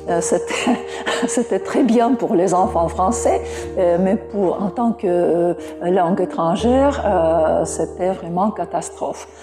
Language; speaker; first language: French; non-native, fluent; Russian